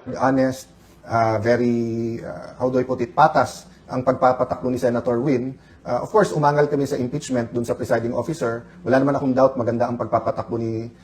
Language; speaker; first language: Filipino; native; Filipino